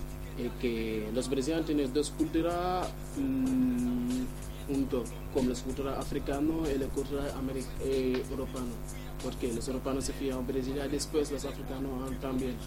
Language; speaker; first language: Spanish; non-native, learner; Wolof